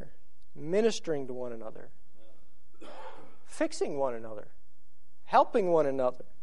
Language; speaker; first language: English; native; English